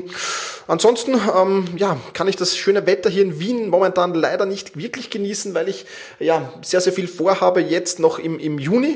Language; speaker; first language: German; native; German